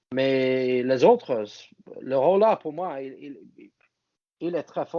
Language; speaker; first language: French; non-native, fluent; English